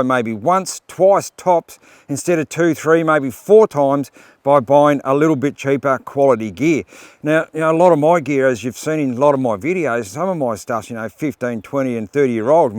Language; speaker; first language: English; native; English